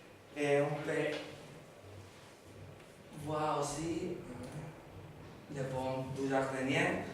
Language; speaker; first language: French; non-native, learner; Spanish